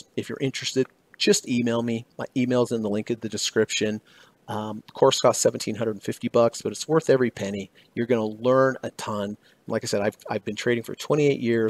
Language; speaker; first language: English; native; English